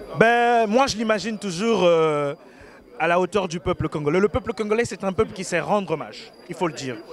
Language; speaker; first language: French; non-native, local second language; Lingala